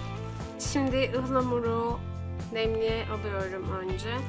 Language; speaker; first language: Turkish; native; Turkish